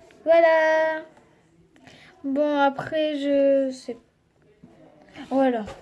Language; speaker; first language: French; native; French